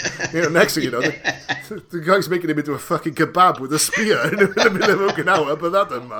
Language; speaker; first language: English; native; English